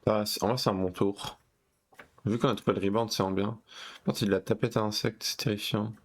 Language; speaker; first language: French; native; French